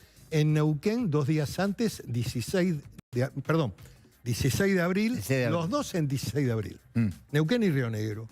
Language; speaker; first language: Spanish; native; Spanish